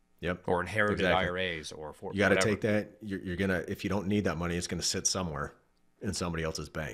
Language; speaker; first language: English; native; English